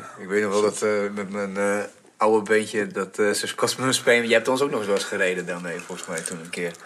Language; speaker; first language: Dutch; early bilingual, other home language; Bulgarian